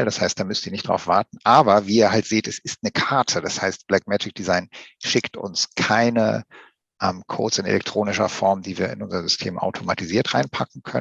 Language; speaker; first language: German; native; German